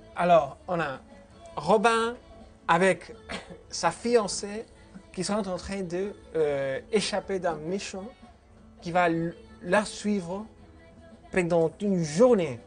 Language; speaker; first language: French; non-native, fluent; Spanish